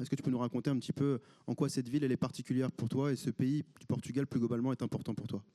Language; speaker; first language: French; native; French